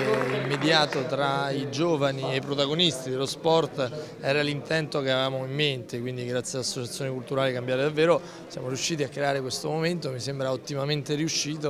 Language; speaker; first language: Italian; native; Italian